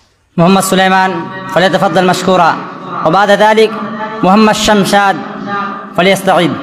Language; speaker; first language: Arabic; non-native, fluent; Urdu